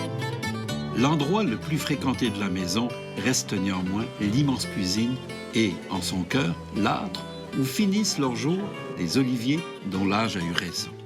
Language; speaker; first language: French; non-native, fluent; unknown